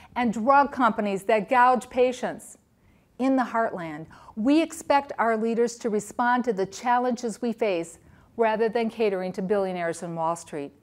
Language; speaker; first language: English; native; English